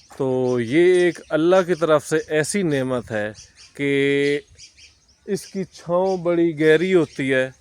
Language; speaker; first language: Urdu; non-native, local second language; Punjabi